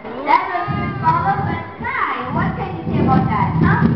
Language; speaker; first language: English; non-native, local second language; Filipino